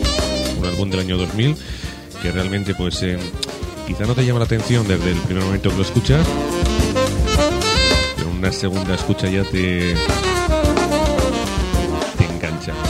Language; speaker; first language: Spanish; native; Spanish